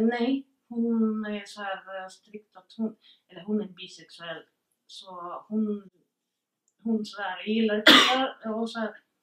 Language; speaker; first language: Swedish; non-native, fluent; Bulgarian